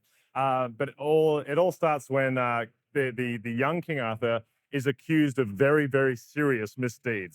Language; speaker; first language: English; native; English